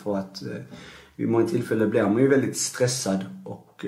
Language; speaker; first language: Swedish; native; Swedish